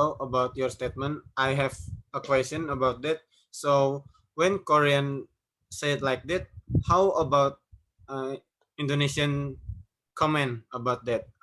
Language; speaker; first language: English; non-native, learner; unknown